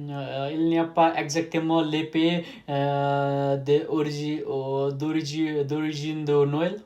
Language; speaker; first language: French; non-native, learner; Nepali